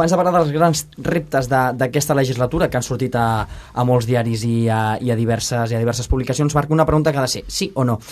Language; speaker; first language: Catalan; native; Catalan